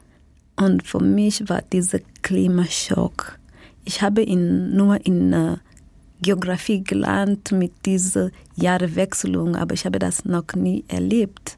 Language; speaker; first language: German; non-native, learner; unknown